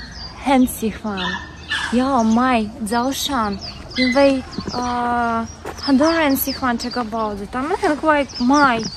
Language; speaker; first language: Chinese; non-native, learner; Ukrainian